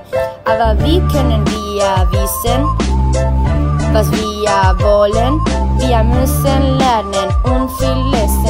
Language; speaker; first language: German; non-native, learner; Spanish